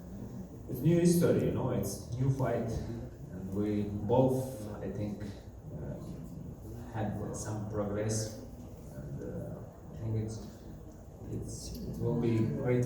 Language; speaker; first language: English; non-native, learner; Russian